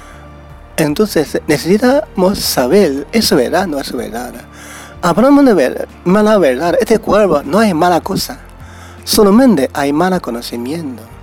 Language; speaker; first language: Spanish; non-native, learner; Chinese